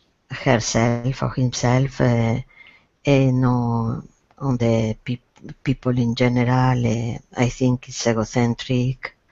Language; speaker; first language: English; non-native, learner; Spanish